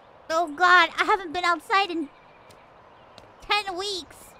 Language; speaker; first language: English; early bilingual, other home language; Spanish